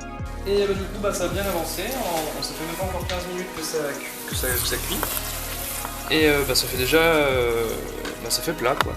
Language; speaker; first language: French; native; French